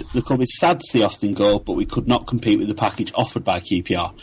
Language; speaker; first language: English; native; English